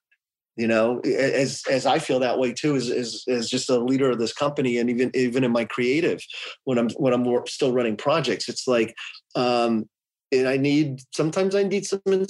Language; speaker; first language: English; native; English